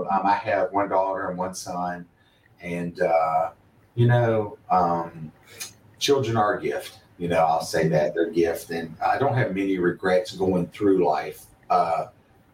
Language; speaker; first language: English; native; English